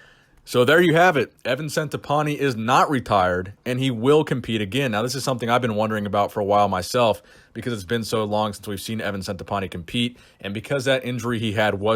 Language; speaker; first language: English; native; English